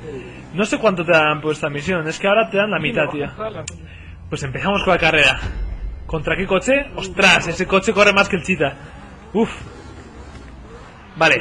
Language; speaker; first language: Spanish; native; Spanish